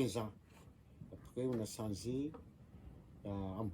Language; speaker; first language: French; non-native, local second language; Malagasy